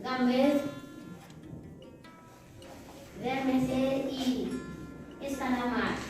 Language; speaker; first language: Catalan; non-native, learner; Spanish